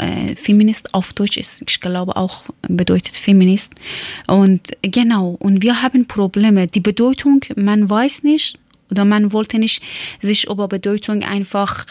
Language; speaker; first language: German; non-native, learner; Persian